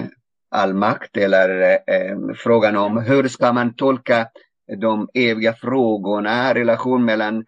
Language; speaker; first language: Swedish; non-native, fluent; Arabic